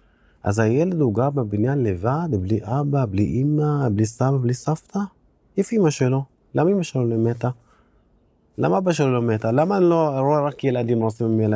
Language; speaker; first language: Hebrew; non-native, local second language; Arabic